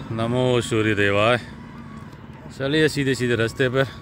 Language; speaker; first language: Hindi; non-native, local second language; Gujarati